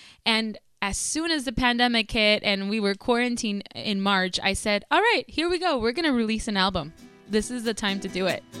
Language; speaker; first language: English; early bilingual, other home language; Spanish